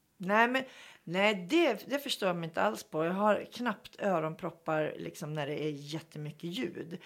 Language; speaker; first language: Swedish; native; Swedish